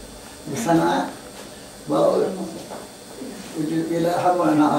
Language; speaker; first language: Hebrew; non-native, learner; Arabic